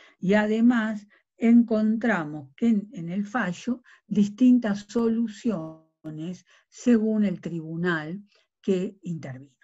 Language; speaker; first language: Spanish; native; Spanish